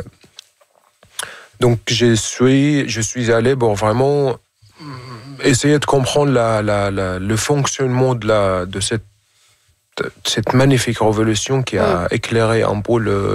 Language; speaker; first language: French; non-native, fluent; Arabic